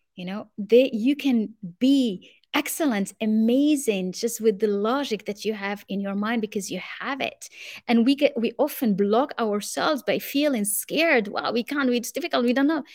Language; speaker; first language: English; non-native, fluent; Arabic